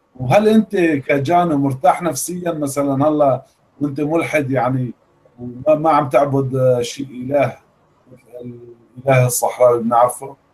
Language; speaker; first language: Arabic; native; Arabic